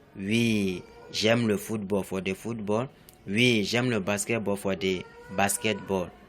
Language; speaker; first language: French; non-native, fluent; English